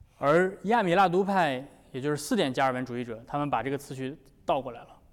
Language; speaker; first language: Chinese; native; Chinese